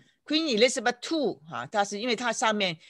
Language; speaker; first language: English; non-native, fluent; Chinese